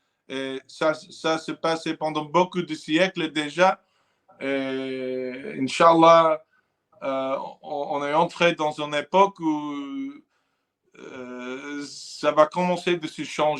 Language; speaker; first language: French; non-native, fluent; English